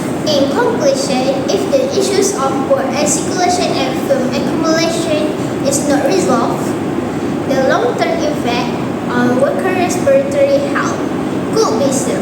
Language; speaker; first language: English; non-native, learner; Malay